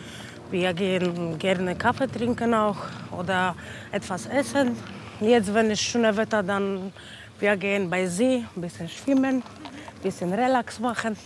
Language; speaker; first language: German; non-native, learner; Polish